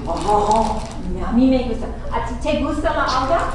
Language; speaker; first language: Spanish; non-native, fluent; English